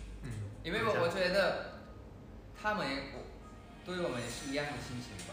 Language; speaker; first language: Chinese; non-native, learner; Thai